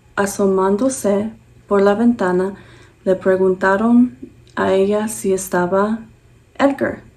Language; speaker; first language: Spanish; early bilingual, heritage; Spanish